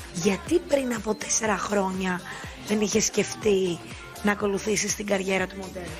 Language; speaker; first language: Greek; native; Greek